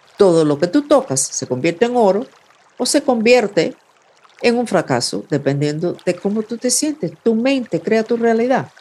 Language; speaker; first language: Spanish; non-native, fluent; English